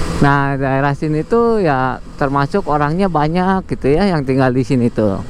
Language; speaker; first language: Indonesian; native; Indonesian